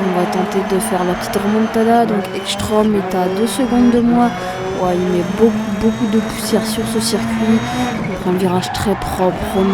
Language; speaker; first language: French; native; French